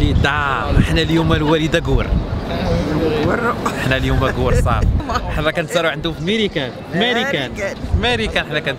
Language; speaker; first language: Arabic; native; Arabic